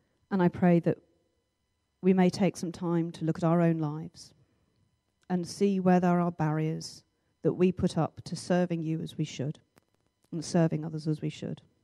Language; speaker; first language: English; native; English